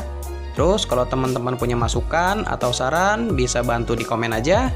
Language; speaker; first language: Indonesian; native; Indonesian